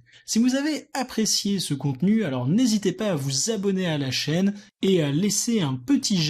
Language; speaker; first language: French; native; French